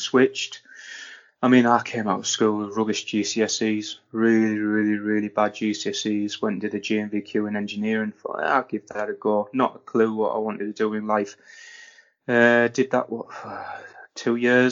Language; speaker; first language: English; native; English